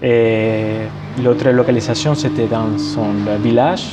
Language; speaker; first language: French; non-native, fluent; Spanish